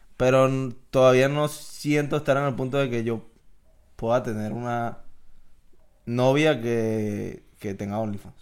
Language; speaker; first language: Spanish; native; Spanish